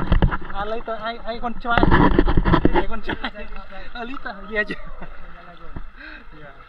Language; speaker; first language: English; non-native, learner; Vietnamese